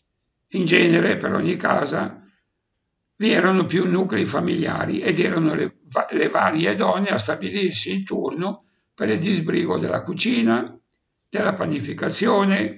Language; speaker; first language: Italian; native; Italian